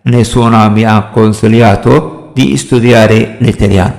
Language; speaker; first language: Italian; non-native, fluent; Somali